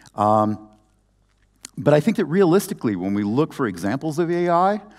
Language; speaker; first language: English; native; English